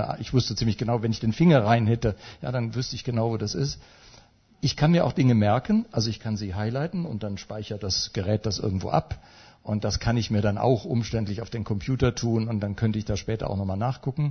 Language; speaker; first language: German; native; German